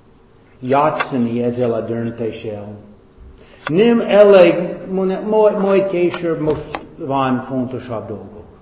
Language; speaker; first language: Hungarian; non-native, fluent; English